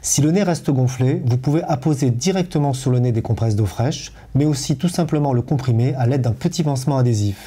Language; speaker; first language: French; native; French